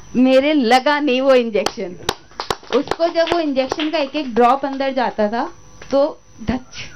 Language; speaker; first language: Hindi; native; Hindi